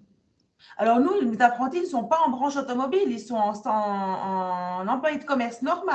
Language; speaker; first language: French; native; French